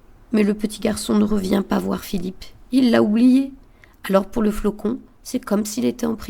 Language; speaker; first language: French; native; French